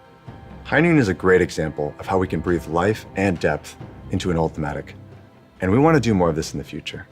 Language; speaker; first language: English; native; English